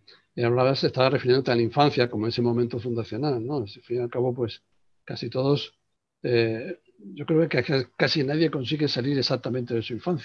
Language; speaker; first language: Spanish; native; Spanish